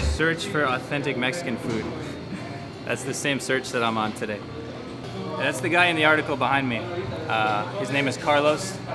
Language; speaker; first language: English; native; English